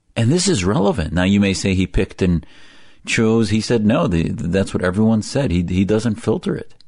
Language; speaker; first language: English; early bilingual, other home language; Arabic